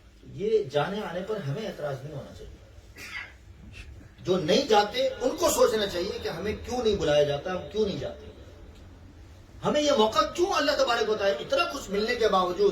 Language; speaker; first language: Urdu; native; Urdu